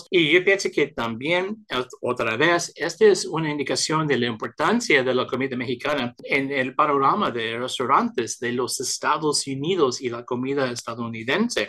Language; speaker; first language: Spanish; early bilingual, heritage; Spanish